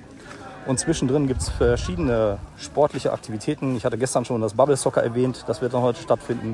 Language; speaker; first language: German; native; German